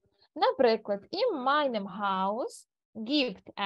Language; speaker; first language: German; non-native, fluent; Ukrainian